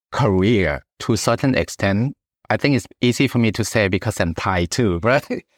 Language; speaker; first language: English; non-native, fluent; Thai